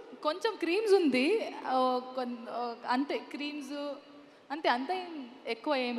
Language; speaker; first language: Telugu; non-native, learner; Kannada